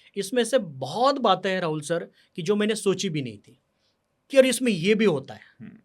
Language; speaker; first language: Hindi; non-native, local second language; Marathi